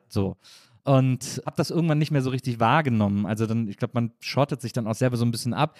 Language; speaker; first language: German; native; German